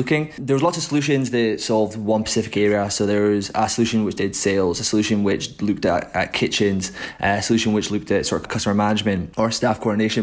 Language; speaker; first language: English; native; English